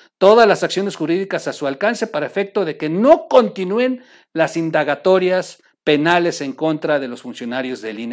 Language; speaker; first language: Spanish; native; Spanish